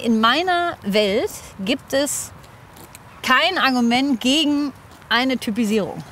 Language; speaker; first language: German; native; German